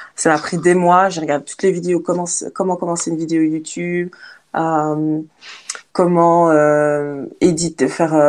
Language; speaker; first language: French; native; French